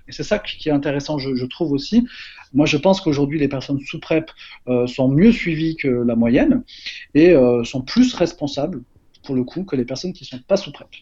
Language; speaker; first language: French; native; French